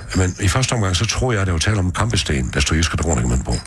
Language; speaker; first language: Danish; native; Danish